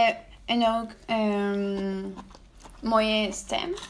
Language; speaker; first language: Dutch; non-native, learner; Spanish